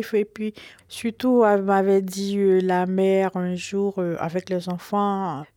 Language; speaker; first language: French; non-native, local second language; Haitian Creole